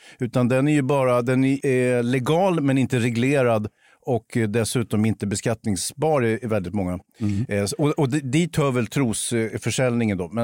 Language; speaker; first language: Swedish; native; Swedish